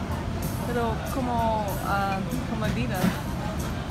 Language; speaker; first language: Spanish; non-native, learner; English